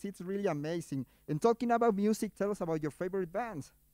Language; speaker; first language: English; non-native, fluent; Spanish